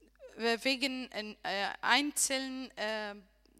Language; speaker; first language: German; non-native, learner; Arabic